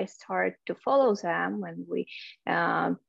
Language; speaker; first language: English; non-native, fluent; Russian